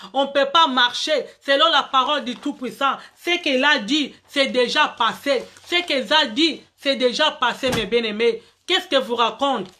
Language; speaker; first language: French; non-native, local second language; Lingala